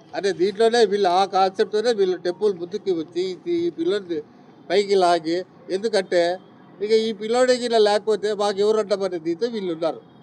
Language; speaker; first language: Telugu; native; Telugu